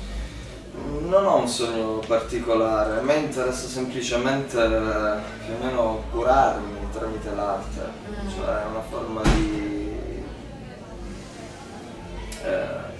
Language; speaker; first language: Italian; native; Italian